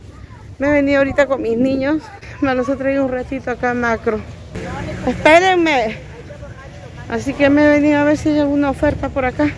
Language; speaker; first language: Spanish; native; Spanish